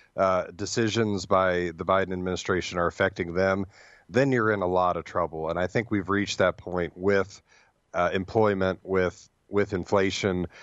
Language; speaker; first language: English; native; English